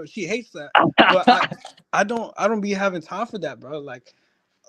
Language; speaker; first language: English; native; English